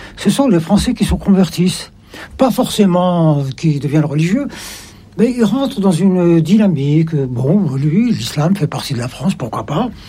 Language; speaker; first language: French; non-native, local second language; Arabic